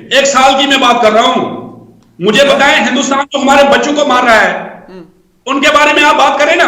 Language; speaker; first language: Urdu; non-native, local second language; Kashmiri